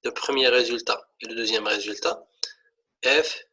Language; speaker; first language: French; non-native, local second language; Arabic